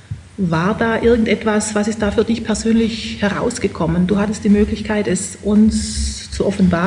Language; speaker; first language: German; native; German